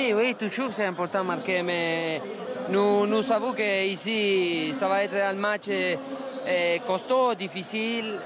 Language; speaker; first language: French; non-native, learner; Spanish